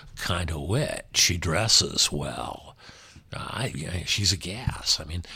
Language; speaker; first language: English; native; English